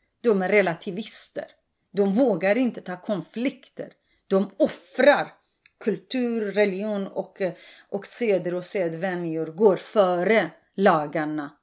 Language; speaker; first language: Swedish; non-native, fluent; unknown